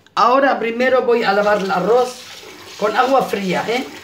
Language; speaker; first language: Spanish; non-native, fluent; Arabic